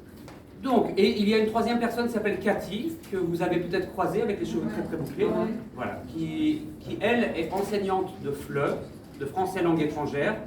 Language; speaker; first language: French; native; French